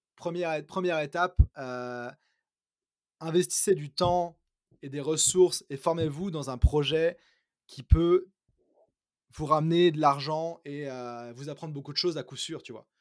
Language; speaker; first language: French; native; French